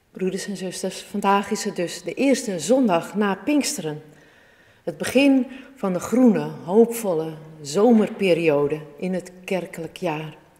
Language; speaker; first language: Dutch; native; Dutch